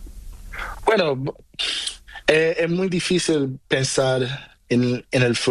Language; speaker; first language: Spanish; non-native, learner; Portuguese